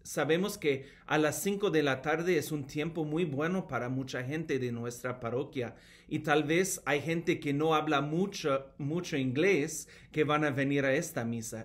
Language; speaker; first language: Spanish; non-native, fluent; English